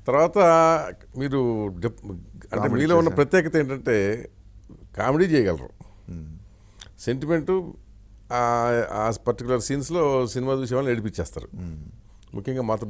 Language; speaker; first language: Telugu; native; Telugu